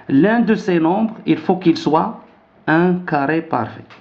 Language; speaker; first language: French; non-native, local second language; Arabic